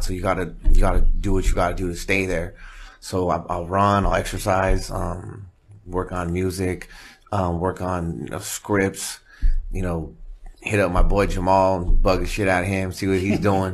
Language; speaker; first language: English; native; English